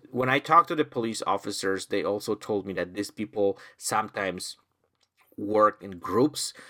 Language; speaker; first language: English; non-native, fluent; Polish